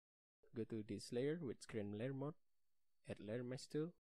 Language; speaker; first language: English; non-native, learner; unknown